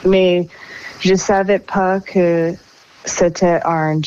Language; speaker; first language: French; non-native, local second language; English